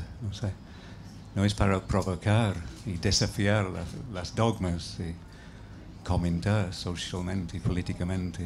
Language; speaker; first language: Spanish; non-native, fluent; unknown